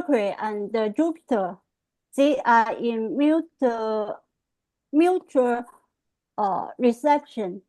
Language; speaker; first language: English; non-native, fluent; Chinese